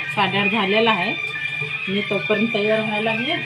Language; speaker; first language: Marathi; non-native, local second language; Kannada